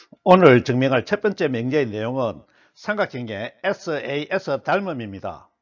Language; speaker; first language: Korean; native; Korean